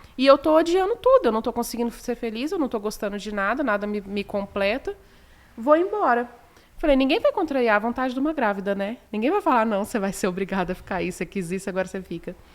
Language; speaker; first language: Portuguese; native; Portuguese